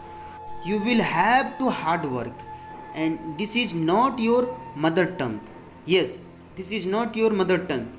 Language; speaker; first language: English; non-native, learner; Hindi